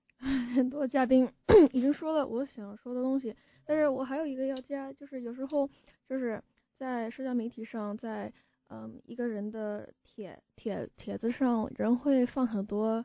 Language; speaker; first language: Chinese; early bilingual, heritage; Chinese